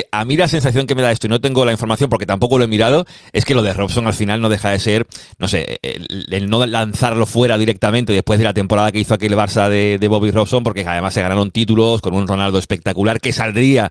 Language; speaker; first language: Spanish; native; Spanish